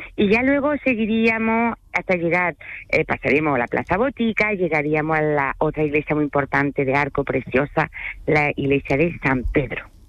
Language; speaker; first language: Spanish; early bilingual, other home language; French